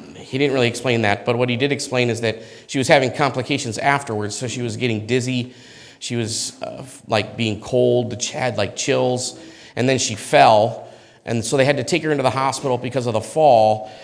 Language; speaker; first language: English; native; English